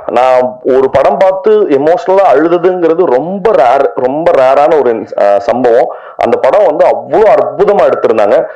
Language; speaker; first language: Tamil; native; Tamil